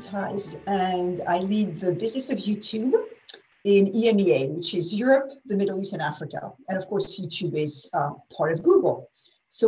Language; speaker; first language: English; non-native, fluent; French